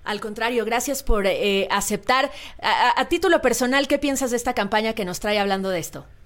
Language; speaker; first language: Spanish; native; Spanish